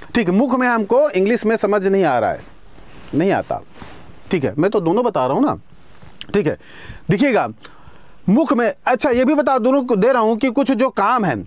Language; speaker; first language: Hindi; native; Hindi